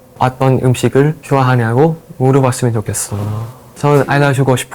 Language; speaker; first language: Korean; non-native, learner; Thai